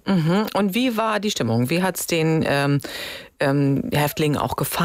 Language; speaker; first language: German; native; German